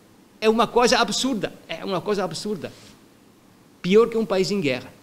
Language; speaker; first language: Portuguese; non-native, fluent; Italian